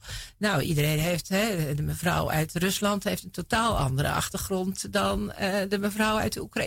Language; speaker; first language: Dutch; native; Dutch